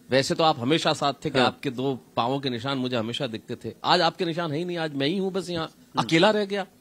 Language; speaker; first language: Hindi; native; Hindi